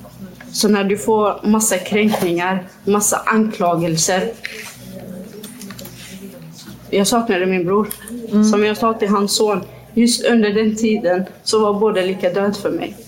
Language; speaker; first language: Swedish; non-native, fluent; Kurdish